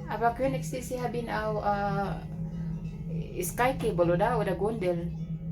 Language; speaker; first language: German; non-native, learner; Filipino